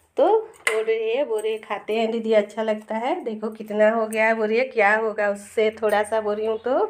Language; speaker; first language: Hindi; non-native, local second language; Bangla